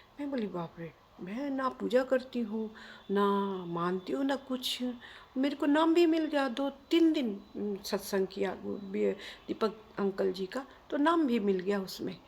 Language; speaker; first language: Hindi; non-native, local second language; Bangla